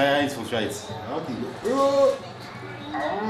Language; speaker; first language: German; non-native, learner; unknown